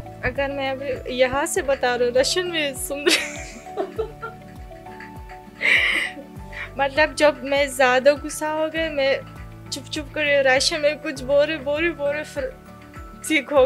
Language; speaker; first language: Hindi; non-native, learner; Russian